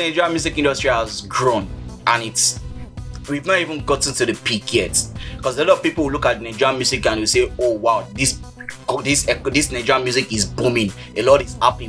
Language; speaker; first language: English; non-native, local second language; Yoruba